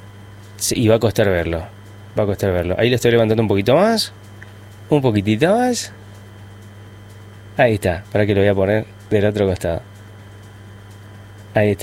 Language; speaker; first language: Spanish; native; Spanish